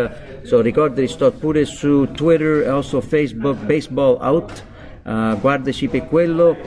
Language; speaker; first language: Italian; non-native, fluent; English